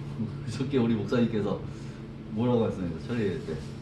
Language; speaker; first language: Korean; native; Korean